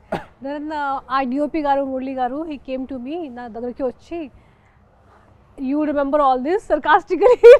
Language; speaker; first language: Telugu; non-native, local second language; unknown